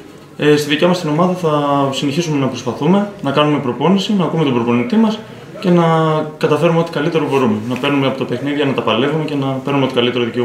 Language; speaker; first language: Greek; native; Greek